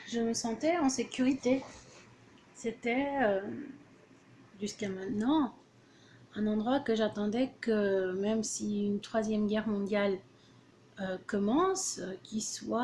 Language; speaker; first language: French; early bilingual, other home language; Portuguese